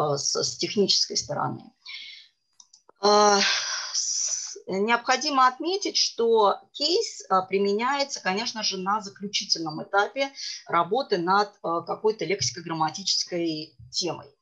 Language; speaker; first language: Russian; native; Russian